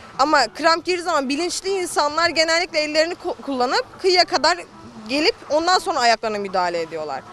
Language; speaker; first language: Turkish; native; Turkish